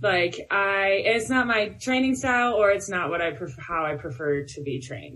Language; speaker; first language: English; native; English